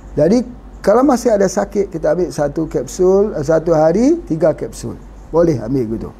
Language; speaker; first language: Malay; native; Malay